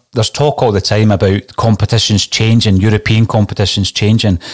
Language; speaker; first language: English; native; English